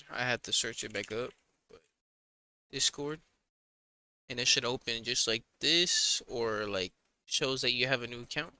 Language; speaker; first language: English; native; English